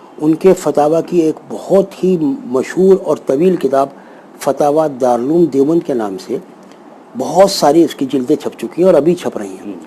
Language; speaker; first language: Urdu; native; Urdu